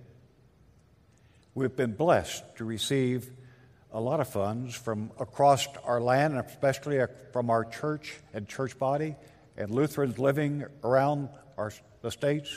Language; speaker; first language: English; native; English